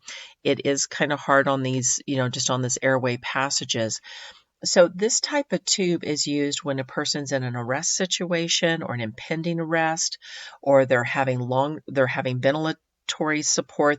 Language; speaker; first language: English; native; English